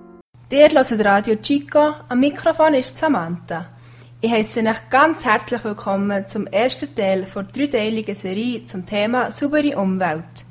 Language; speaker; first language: German; native; German